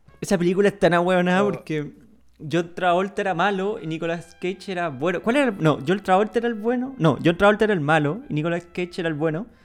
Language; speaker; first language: Spanish; native; Spanish